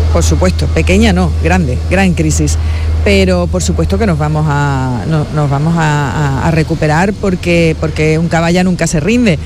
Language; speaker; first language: Spanish; native; Spanish